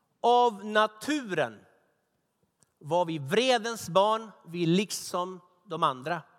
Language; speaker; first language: Swedish; non-native, fluent; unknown